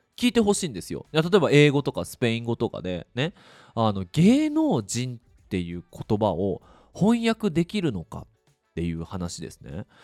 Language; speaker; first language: Japanese; native; Japanese